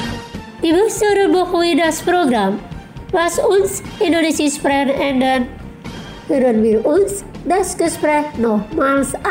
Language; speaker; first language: German; non-native, fluent; Indonesian